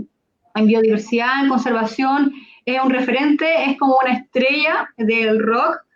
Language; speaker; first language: Spanish; native; Spanish